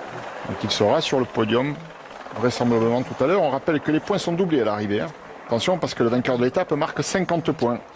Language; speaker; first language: French; native; French